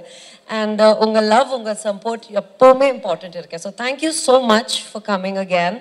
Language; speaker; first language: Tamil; non-native, learner; Kannada